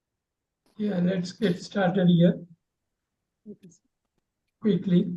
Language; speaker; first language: English; non-native, local second language; Tamil